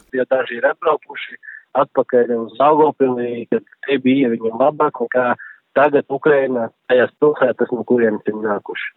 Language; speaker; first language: Latvian; non-native, local second language; Russian